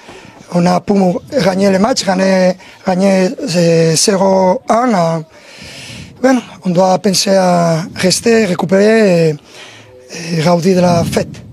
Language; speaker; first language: French; non-native, learner; Spanish